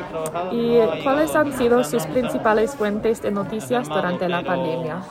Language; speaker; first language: Spanish; non-native, learner; English